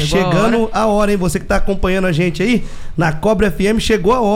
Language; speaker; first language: Portuguese; native; Portuguese